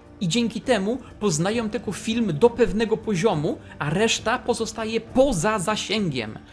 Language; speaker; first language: Polish; native; Polish